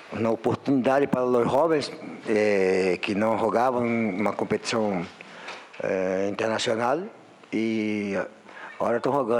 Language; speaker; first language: Portuguese; non-native, learner; Spanish